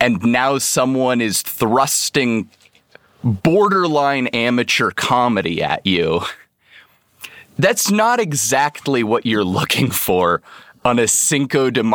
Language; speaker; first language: English; native; English